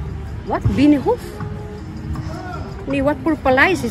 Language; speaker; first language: Dutch; non-native, learner; Filipino